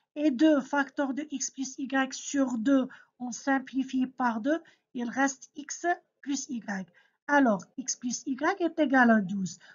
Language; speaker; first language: French; non-native, local second language; Arabic